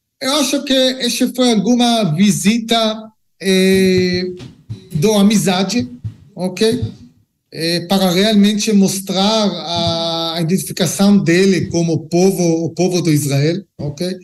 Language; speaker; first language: Portuguese; non-native, learner; Hebrew